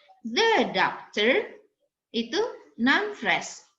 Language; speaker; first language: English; non-native, fluent; Indonesian